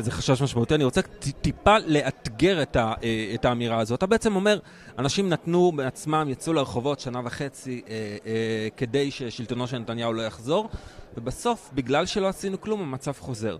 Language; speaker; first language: Hebrew; native; Hebrew